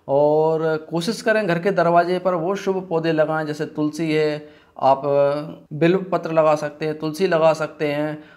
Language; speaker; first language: Hindi; native; Hindi